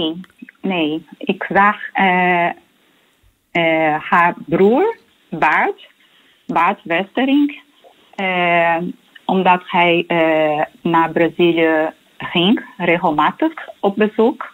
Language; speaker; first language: Dutch; non-native, local second language; Portuguese